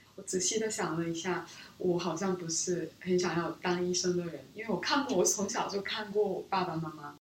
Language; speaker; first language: Chinese; early bilingual, other home language; Korean